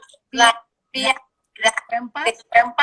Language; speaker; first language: Spanish; non-native, learner; Portuguese